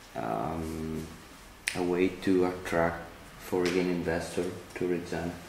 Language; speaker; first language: English; non-native, fluent; Italian